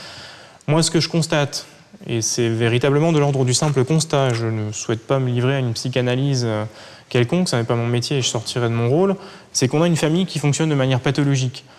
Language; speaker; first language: French; native; French